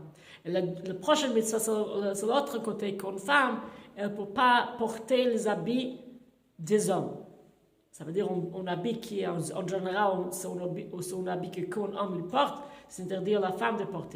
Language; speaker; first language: French; non-native, fluent; English